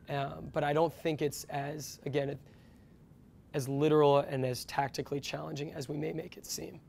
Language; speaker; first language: English; native; English